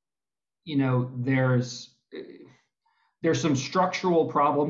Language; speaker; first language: English; native; English